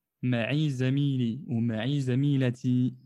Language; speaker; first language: Arabic; non-native, fluent; French